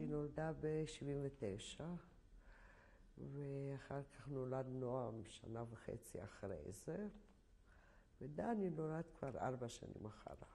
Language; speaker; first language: Hebrew; non-native, fluent; Polish